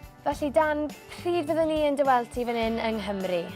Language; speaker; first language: Welsh; native; Welsh